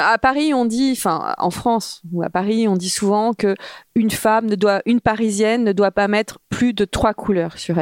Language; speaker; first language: French; native; French